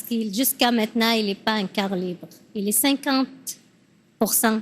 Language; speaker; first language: French; non-native, learner; Arabic